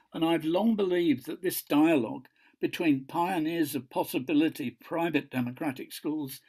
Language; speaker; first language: English; native; English